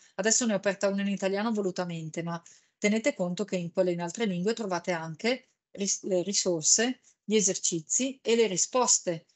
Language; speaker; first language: Italian; native; Italian